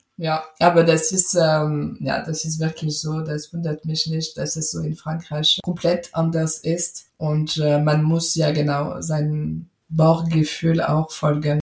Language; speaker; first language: German; non-native, fluent; French